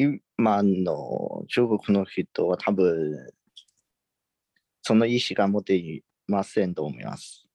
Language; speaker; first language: Japanese; non-native, learner; Chinese